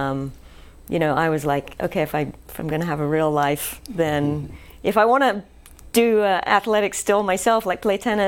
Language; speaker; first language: English; native; English